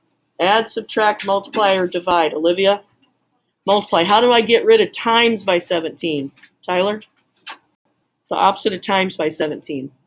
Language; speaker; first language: English; native; English